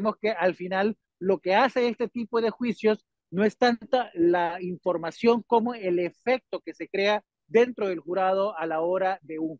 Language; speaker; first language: Spanish; native; Spanish